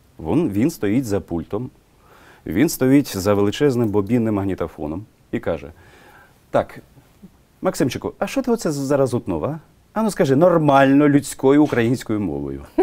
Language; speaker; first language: Ukrainian; non-native, local second language; Russian